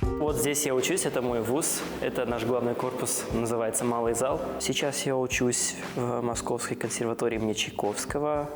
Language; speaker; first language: Russian; early bilingual, heritage; Russian